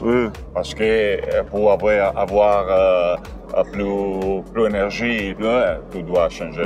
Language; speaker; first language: French; non-native, learner; Italian